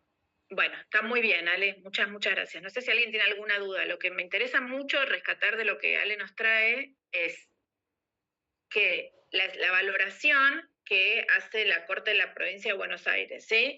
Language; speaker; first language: Spanish; native; Spanish